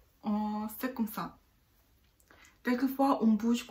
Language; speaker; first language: French; non-native, learner; Korean